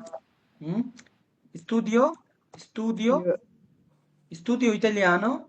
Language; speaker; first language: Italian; non-native, fluent; Bangla